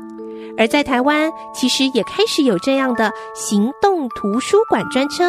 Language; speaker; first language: Chinese; native; Chinese